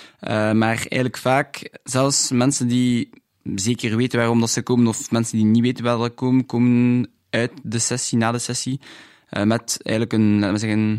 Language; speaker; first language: Dutch; non-native, local second language; French